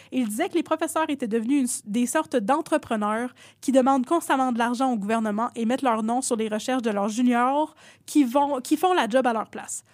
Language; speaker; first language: French; native; French